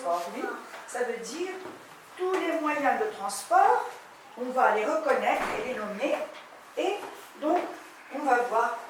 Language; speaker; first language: French; non-native, local second language; Arabic